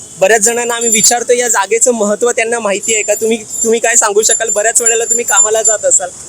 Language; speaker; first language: Marathi; native; Marathi